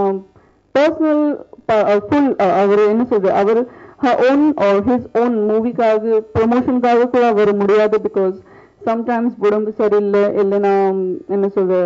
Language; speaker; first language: Tamil; non-native, learner; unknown